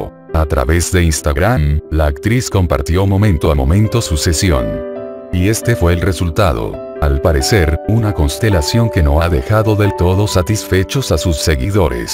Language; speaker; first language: Spanish; native; Spanish